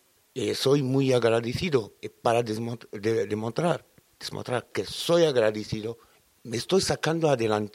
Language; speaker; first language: Spanish; non-native, fluent; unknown